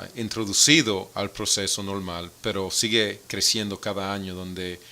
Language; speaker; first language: Spanish; early bilingual, other home language; English